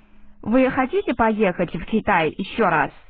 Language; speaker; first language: Russian; non-native, fluent; Chinese